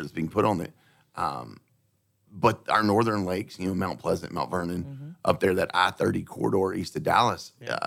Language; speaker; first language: English; native; English